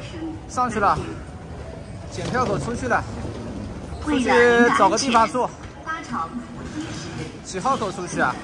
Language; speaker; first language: Chinese; non-native, local second language; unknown